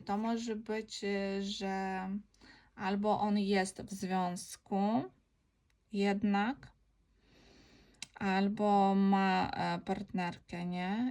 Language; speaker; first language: Polish; non-native, learner; Ukrainian